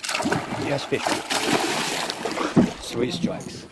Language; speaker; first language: English; non-native, learner; Indonesian